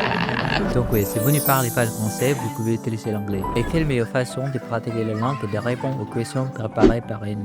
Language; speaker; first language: French; non-native, fluent; Filipino